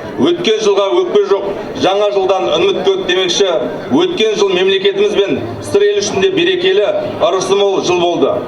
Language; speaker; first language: Kazakh; native; Kazakh